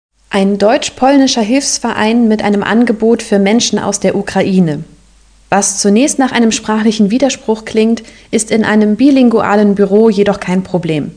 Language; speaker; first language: German; native; German